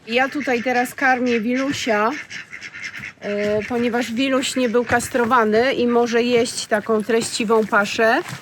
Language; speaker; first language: Polish; native; Polish